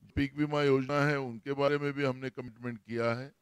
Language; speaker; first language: Hindi; non-native, local second language; Marathi